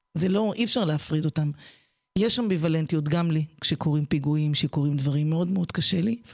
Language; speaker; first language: Hebrew; native; Hebrew